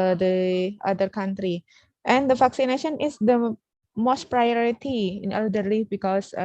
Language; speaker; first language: English; non-native, learner; Indonesian